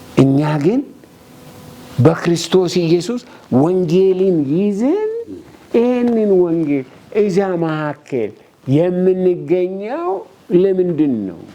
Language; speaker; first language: Amharic; non-native, local second language; Oromo